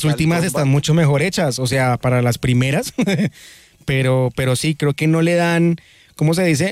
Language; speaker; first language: Spanish; native; Spanish